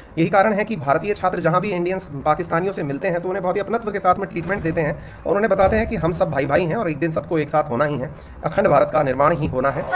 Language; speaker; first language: Hindi; native; Hindi